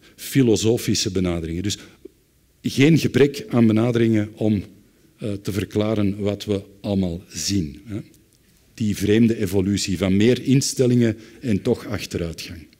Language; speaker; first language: Dutch; native; Dutch